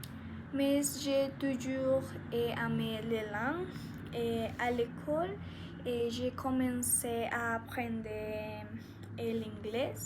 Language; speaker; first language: French; non-native, learner; Spanish